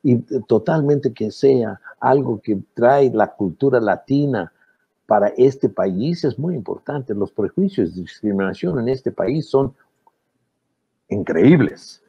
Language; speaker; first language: Spanish; early bilingual, heritage; Spanish